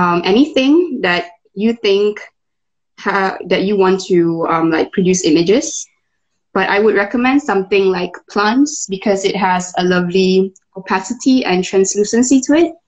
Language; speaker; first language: English; non-native, local second language; Malay